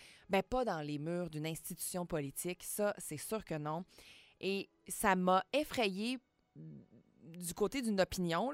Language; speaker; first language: French; native; French